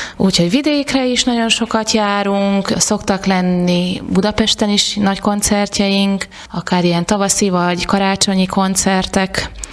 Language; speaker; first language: Hungarian; native; Hungarian